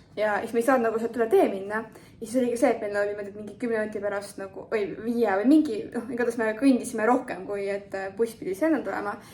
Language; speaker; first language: Estonian; native; Estonian